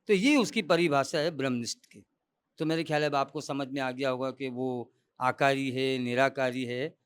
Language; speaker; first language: Urdu; non-native, local second language; Gujarati